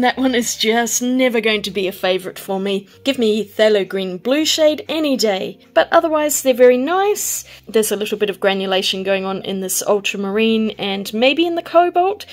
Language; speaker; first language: English; native; English